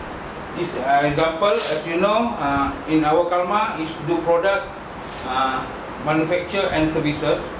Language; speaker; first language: English; non-native, learner; Malay